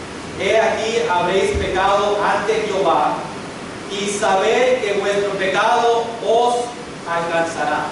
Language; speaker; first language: Spanish; non-native, fluent; English